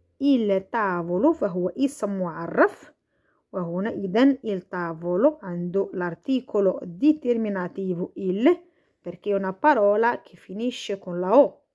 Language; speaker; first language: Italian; non-native, fluent; Arabic